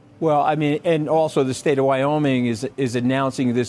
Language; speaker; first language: English; native; English